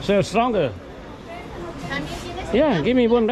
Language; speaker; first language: English; non-native, learner; Hmong